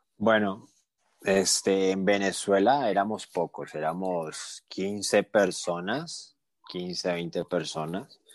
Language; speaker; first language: Spanish; native; Spanish